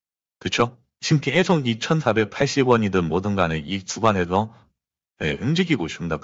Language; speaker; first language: Korean; native; Korean